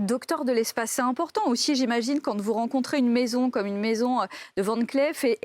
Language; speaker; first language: French; native; French